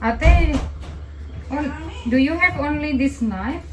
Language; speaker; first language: English; non-native, learner; Indonesian